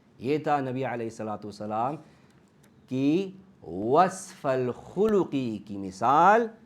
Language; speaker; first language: Urdu; early bilingual, heritage; Urdu